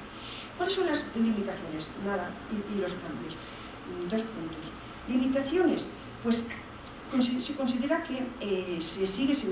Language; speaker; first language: Spanish; native; Spanish